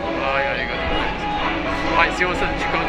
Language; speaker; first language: Japanese; non-native, learner; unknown